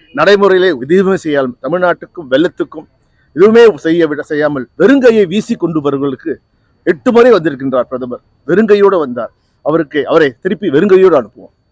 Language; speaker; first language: Tamil; native; Tamil